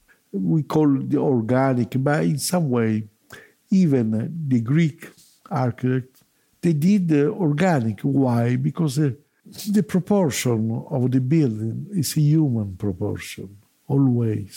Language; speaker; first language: English; non-native, learner; Italian